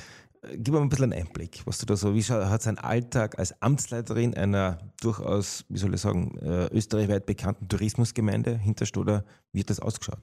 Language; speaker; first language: German; native; German